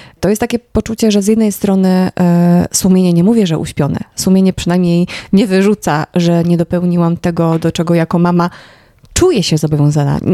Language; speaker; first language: Polish; native; Polish